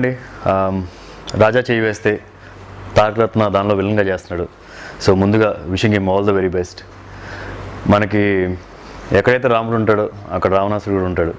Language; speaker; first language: Telugu; native; Telugu